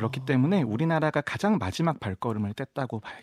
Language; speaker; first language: Korean; native; Korean